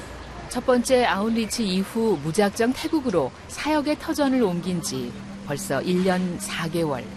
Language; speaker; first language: Korean; native; Korean